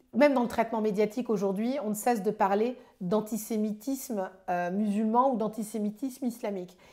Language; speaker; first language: French; native; French